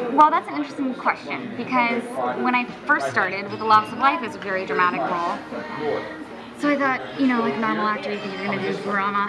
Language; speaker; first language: English; native; English